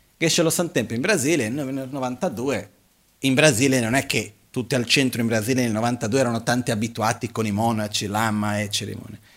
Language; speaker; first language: Italian; non-native, fluent; Portuguese